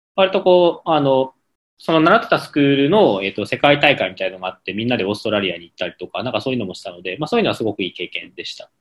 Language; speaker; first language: Japanese; native; Japanese